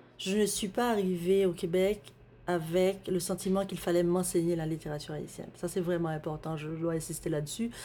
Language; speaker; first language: French; native; French